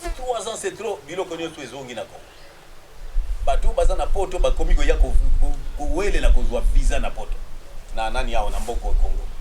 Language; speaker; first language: Lingala; non-native, local second language; Kongo